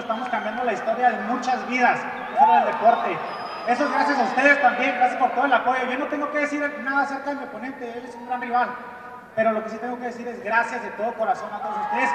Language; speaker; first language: Spanish; native; Spanish